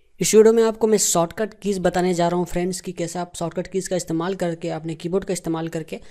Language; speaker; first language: Hindi; native; Hindi